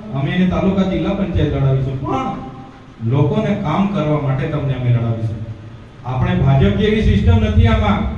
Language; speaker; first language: Gujarati; non-native, local second language; Vasavi